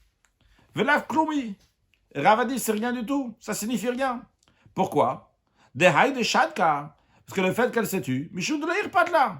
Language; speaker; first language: French; native; French